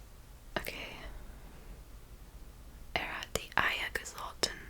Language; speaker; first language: German; non-native, learner; English